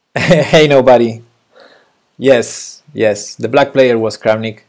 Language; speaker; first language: English; non-native, fluent; Spanish